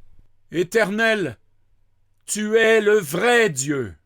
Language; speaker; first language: French; native; French